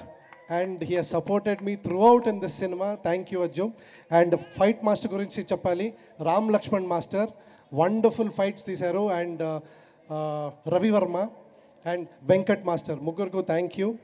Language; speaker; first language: Telugu; non-native, fluent; Kannada